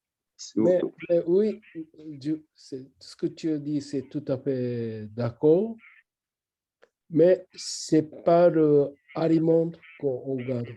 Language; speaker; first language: French; non-native, learner; Japanese